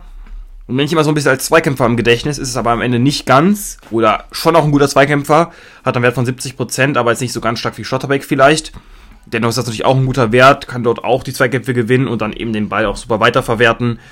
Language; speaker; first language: German; native; German